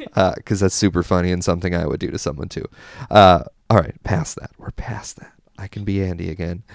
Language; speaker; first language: English; native; English